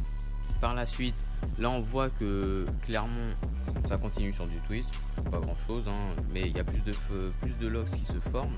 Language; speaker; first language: French; native; French